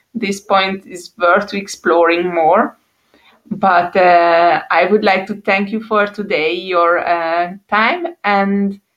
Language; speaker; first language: English; non-native, fluent; Hungarian